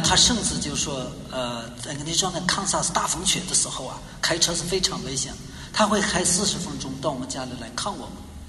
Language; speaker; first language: Chinese; native; Chinese